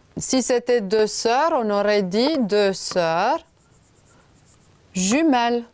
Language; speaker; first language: French; non-native, fluent; Romanian